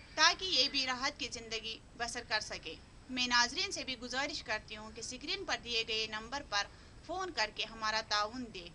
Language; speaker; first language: Urdu; non-native, local second language; Kashmiri